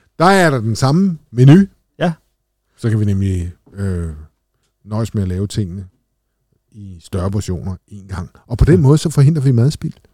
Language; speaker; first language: Danish; native; Danish